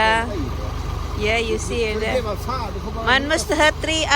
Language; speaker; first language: Swedish; non-native, learner; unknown